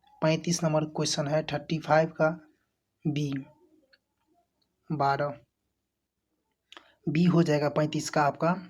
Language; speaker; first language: Hindi; native; Hindi